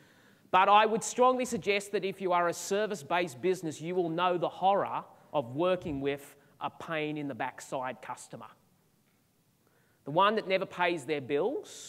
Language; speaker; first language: English; native; English